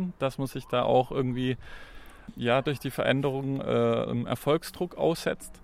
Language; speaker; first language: German; native; German